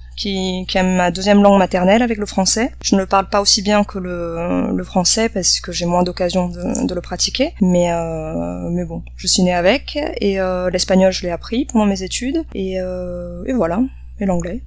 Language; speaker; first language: French; native; French